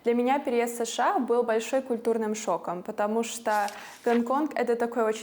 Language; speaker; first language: Russian; non-native, fluent; English